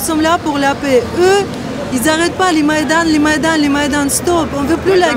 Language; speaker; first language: French; non-native, fluent; Russian